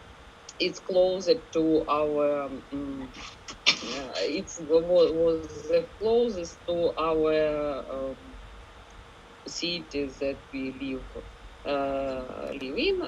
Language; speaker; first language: English; non-native, fluent; Ukrainian